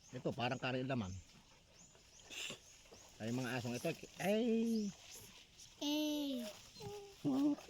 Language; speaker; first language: Filipino; non-native, local second language; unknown